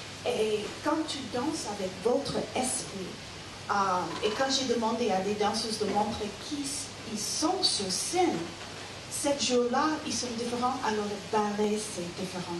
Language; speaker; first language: French; non-native, learner; English